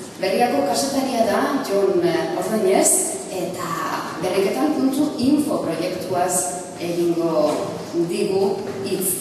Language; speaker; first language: Basque; native; Basque